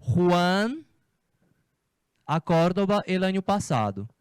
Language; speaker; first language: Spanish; non-native, fluent; Portuguese